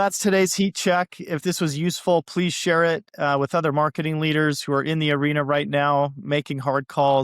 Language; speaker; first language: English; native; English